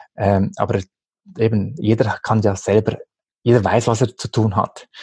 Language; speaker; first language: German; early bilingual, other home language; Greek